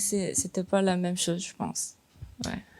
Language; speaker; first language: French; non-native, fluent; Korean